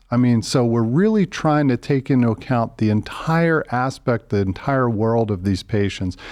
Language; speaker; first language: English; native; English